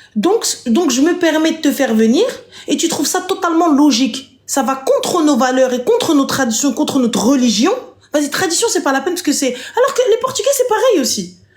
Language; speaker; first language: French; native; French